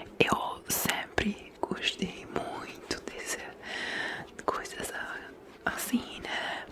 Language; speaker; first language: Portuguese; non-native, fluent; Italian